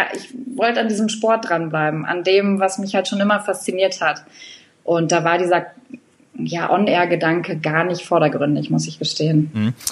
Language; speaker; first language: German; native; German